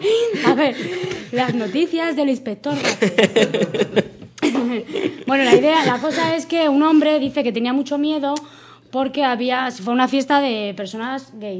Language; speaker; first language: Spanish; native; Spanish